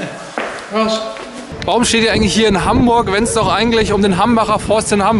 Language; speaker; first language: German; native; German